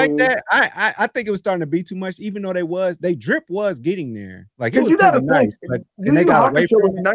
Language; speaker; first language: English; native; English